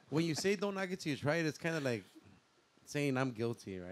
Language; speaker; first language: English; early bilingual, other home language; Spanish